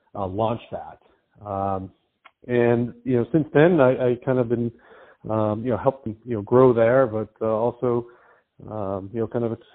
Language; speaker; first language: English; native; English